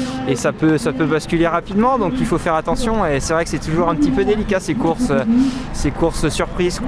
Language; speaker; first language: French; native; French